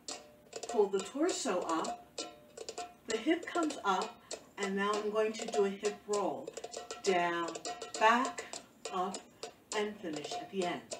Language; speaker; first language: English; native; English